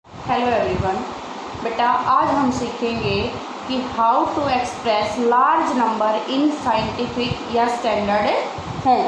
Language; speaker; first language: Hindi; native; Hindi